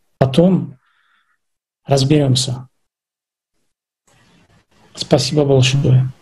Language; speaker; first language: Russian; non-native, fluent; Czech